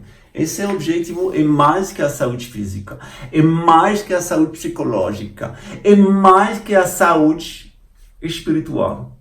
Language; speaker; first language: Portuguese; non-native, fluent; French